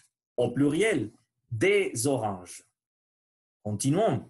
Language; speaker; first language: French; non-native, learner; Spanish